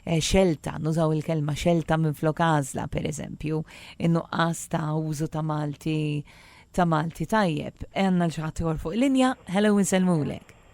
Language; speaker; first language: Maltese; native; Maltese